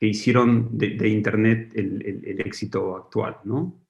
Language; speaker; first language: Spanish; native; Spanish